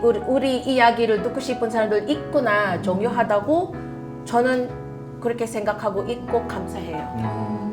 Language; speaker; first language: Korean; non-native, fluent; Filipino